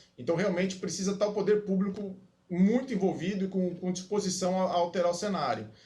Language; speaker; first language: Portuguese; native; Portuguese